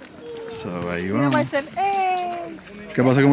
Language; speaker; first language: Spanish; native; Spanish